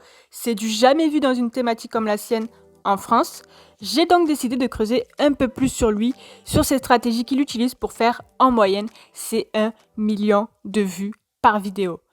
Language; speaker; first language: French; native; French